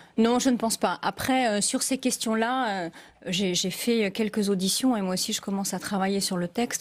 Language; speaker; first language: French; native; French